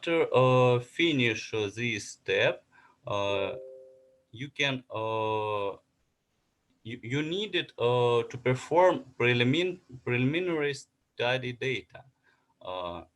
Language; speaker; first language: English; non-native, learner; Russian